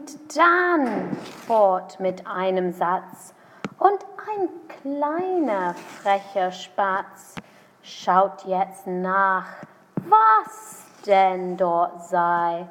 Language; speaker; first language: German; non-native, fluent; English